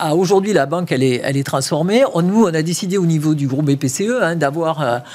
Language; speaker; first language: French; native; French